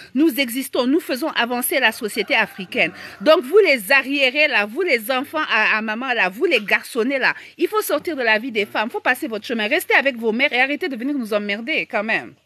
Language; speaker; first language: French; native; French